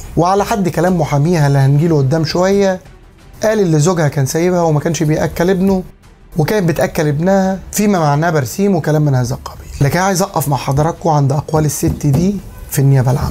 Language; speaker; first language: Arabic; native; Arabic